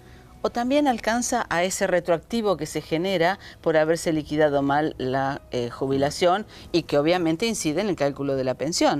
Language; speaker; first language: Spanish; native; Spanish